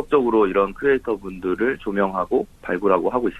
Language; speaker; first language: Korean; native; Korean